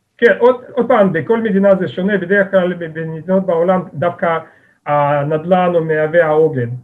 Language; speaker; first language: Hebrew; native; Hebrew